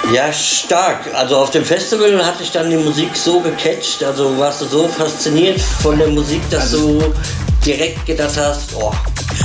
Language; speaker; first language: German; native; German